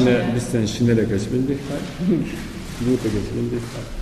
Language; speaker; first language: German; non-native, learner; Japanese